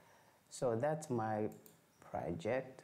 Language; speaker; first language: English; non-native, fluent; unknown